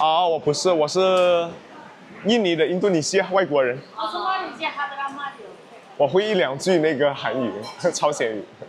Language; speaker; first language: Chinese; non-native, fluent; Indonesian